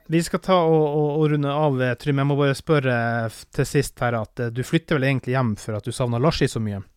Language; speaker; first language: Norwegian; native; Norwegian